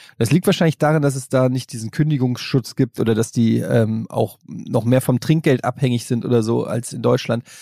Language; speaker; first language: German; native; German